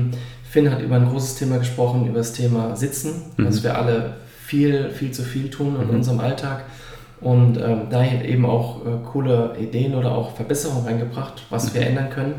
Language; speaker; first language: German; native; German